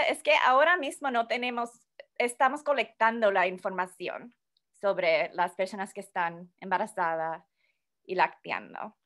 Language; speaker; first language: Spanish; non-native, fluent; English